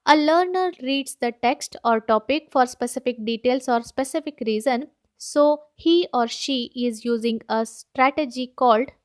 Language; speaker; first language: English; non-native, local second language; Kannada